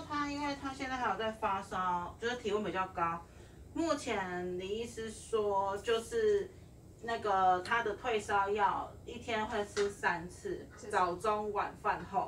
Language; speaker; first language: Chinese; native; Chinese